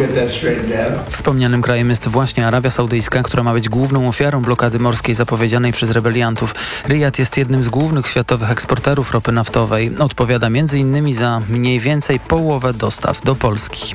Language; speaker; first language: Polish; native; Polish